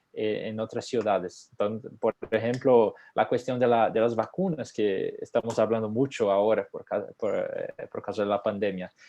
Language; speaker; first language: Spanish; non-native, fluent; Portuguese